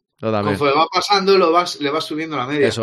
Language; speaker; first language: Spanish; native; Spanish